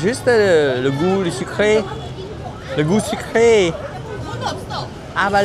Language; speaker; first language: French; non-native, fluent; Vietnamese